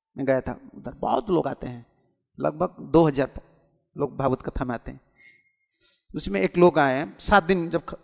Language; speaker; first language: Hindi; non-native, local second language; Odia